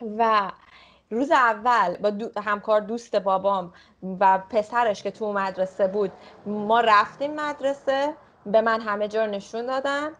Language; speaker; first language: Persian; early bilingual, heritage; Persian